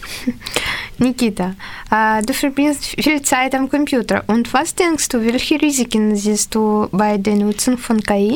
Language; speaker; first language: German; non-native, learner; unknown